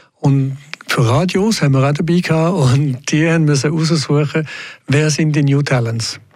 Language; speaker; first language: German; non-native, local second language; French